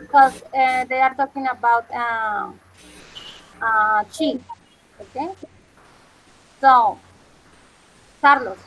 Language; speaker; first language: English; non-native, fluent; Spanish